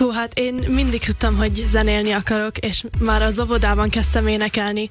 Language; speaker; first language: Hungarian; early bilingual, heritage; Hungarian